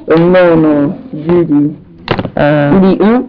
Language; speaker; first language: French; non-native, learner; English